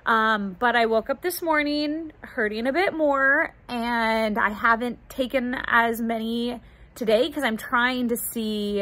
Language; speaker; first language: English; native; English